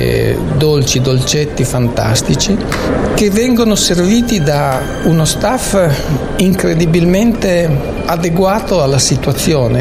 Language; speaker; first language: Italian; native; Italian